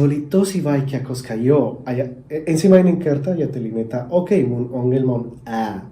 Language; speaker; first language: Finnish; non-native, learner; Spanish